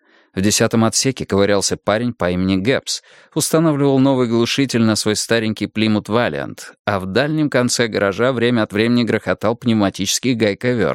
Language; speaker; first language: Russian; native; Russian